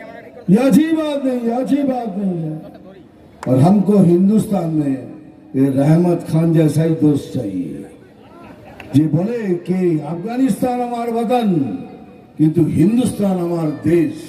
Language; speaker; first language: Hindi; non-native, local second language; Bangla